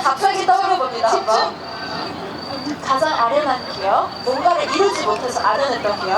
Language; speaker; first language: Korean; native; Korean